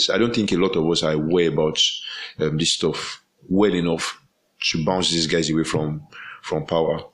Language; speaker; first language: English; non-native, local second language; Yoruba